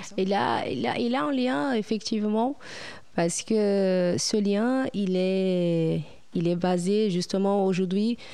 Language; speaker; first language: French; non-native, fluent; Portuguese